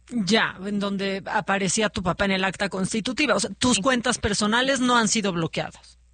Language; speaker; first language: Spanish; native; Spanish